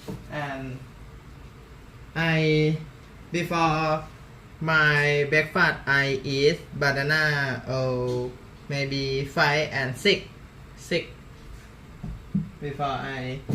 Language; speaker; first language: English; non-native, learner; Thai